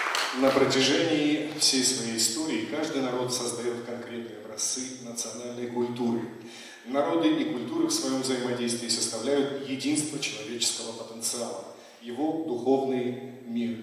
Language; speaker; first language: Russian; native; Russian